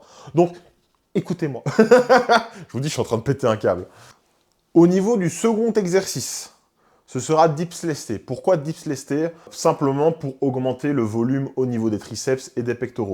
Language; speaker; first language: French; native; French